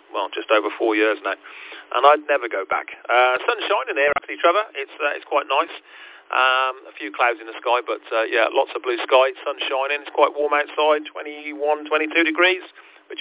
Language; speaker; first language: English; native; English